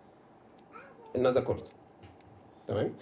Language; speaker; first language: Arabic; native; Arabic